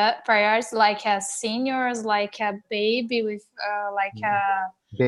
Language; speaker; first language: English; non-native, learner; Portuguese